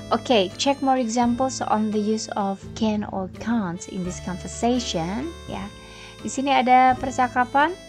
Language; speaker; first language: English; non-native, fluent; Indonesian